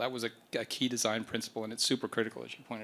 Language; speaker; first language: English; native; English